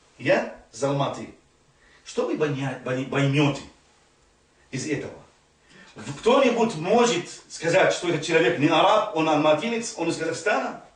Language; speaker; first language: Russian; non-native, fluent; Arabic